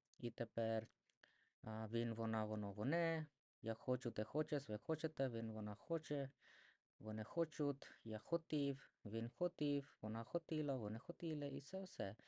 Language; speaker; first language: Ukrainian; non-native, learner; Odia